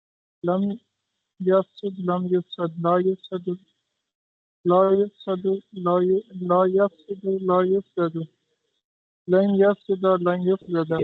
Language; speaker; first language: Arabic; non-native, learner; Urdu